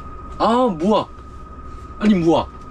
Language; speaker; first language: Thai; non-native, learner; Korean